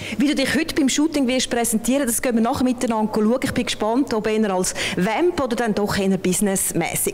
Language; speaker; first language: German; native; German